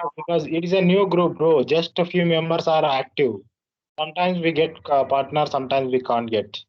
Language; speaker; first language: English; non-native, learner; Telugu